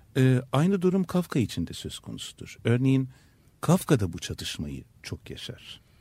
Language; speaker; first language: Turkish; native; Turkish